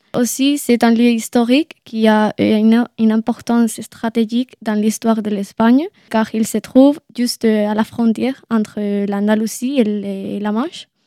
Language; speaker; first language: French; non-native, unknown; Spanish